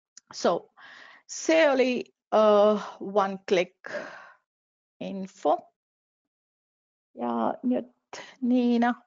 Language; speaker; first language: Finnish; non-native, fluent; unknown